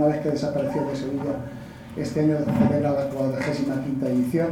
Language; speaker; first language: Spanish; native; Spanish